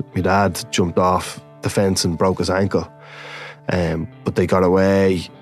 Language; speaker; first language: English; native; English